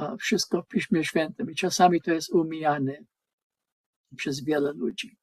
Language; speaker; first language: Polish; non-native, learner; English